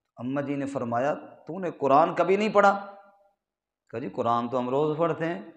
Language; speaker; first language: Urdu; non-native, local second language; Punjabi